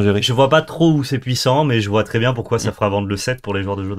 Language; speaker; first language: French; native; French